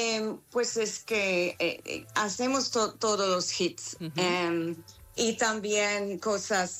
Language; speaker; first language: Spanish; non-native, fluent; English